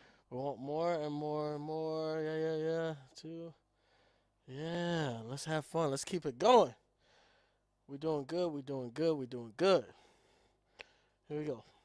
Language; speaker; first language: English; native; English